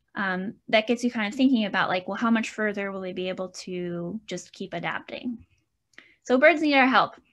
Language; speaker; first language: English; native; English